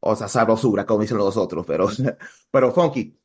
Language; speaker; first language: Spanish; early bilingual, heritage; Spanish